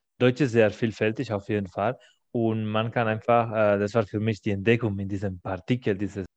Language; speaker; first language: German; non-native, fluent; Spanish